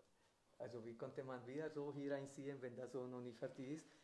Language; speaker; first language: German; non-native, fluent; Spanish